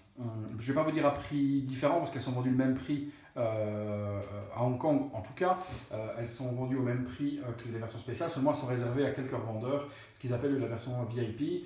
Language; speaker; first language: French; native; French